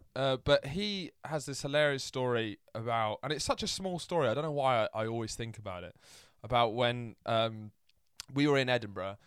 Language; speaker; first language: English; early bilingual, other home language; Italian